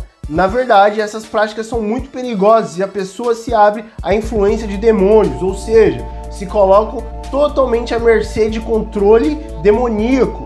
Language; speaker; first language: Portuguese; native; Portuguese